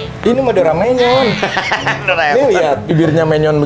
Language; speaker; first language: Indonesian; native; Indonesian